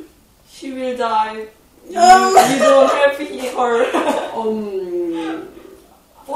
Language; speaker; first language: English; non-native, learner; Korean